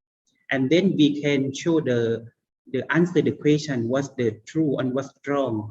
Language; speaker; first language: English; non-native, learner; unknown